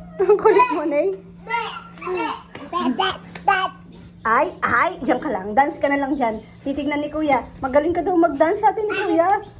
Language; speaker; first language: Filipino; native; Filipino